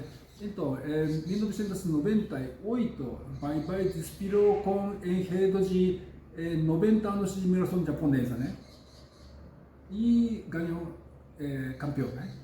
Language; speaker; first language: Portuguese; non-native, learner; Japanese